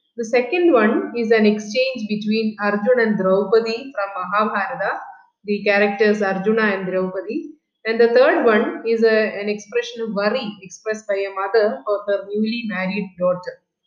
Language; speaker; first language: English; non-native, local second language; Malayalam